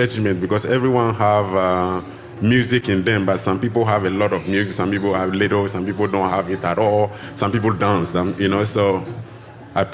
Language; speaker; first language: English; non-native, local second language; Ga